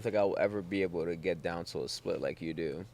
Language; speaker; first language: English; native; English